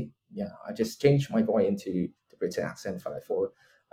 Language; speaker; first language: English; non-native, fluent; Vietnamese